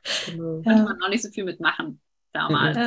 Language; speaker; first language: German; native; German